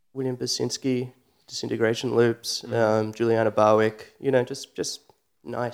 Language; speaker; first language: English; native; English